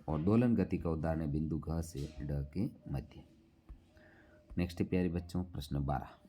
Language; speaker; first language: Hindi; native; Hindi